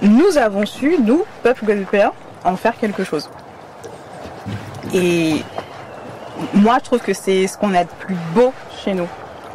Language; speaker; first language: French; native; French